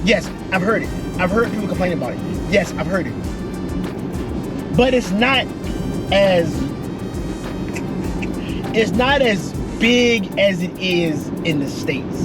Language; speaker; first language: English; native; English